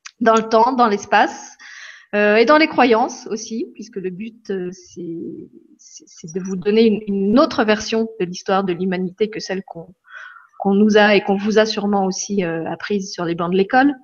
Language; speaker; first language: French; native; French